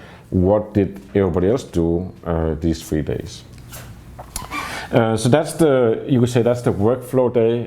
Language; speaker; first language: English; non-native, fluent; Danish